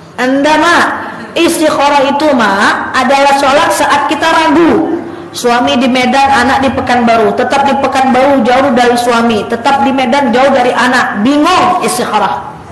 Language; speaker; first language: Indonesian; native; Indonesian